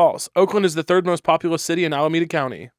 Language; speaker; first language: English; native; English